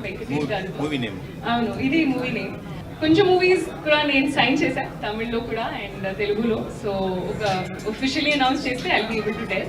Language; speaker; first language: Telugu; non-native, learner; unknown